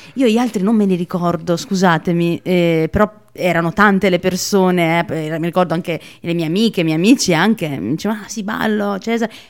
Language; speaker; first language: Italian; native; Italian